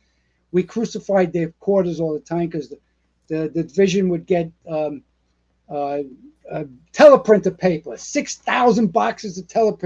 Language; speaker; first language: English; native; English